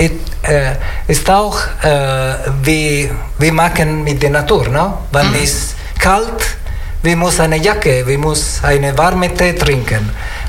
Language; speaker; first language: German; non-native, learner; Italian